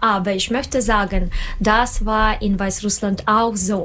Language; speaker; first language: German; non-native, learner; Russian